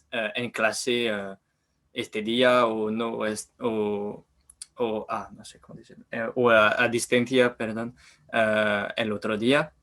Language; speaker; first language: Spanish; non-native, learner; French